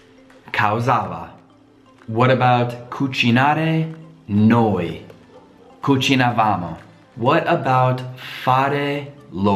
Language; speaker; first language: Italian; non-native, fluent; English